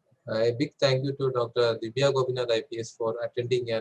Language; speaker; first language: English; non-native, local second language; Malayalam